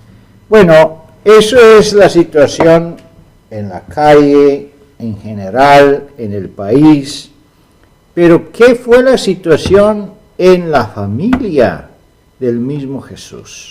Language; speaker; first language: Spanish; non-native, fluent; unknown